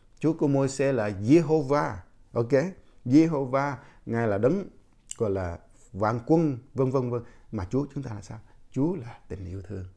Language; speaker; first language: Vietnamese; non-native, local second language; Jarai